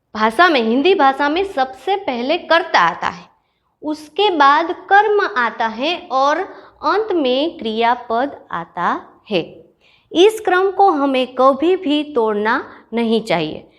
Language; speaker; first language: Hindi; non-native, local second language; Gujarati